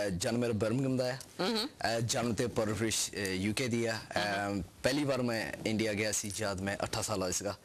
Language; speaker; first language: Punjabi; early bilingual, heritage; Punjabi